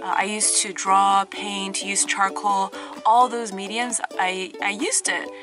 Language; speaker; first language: English; native; English